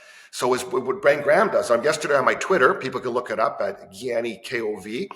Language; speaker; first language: English; native; English